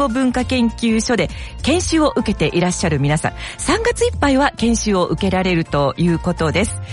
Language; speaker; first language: Japanese; native; Japanese